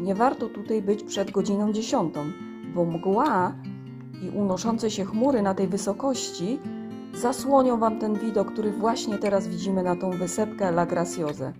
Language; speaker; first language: Polish; native; Polish